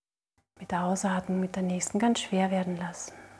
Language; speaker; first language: German; native; German